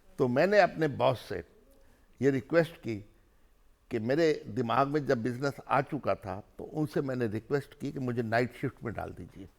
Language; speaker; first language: Hindi; early bilingual, other home language; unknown